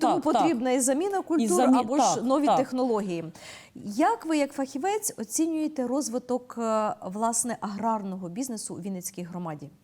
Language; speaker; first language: Ukrainian; native; Ukrainian